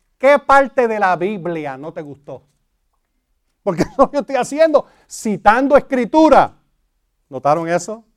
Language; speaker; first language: Spanish; early bilingual, heritage; Spanish